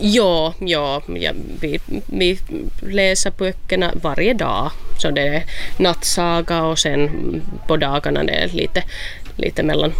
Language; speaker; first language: Swedish; non-native, local second language; Finnish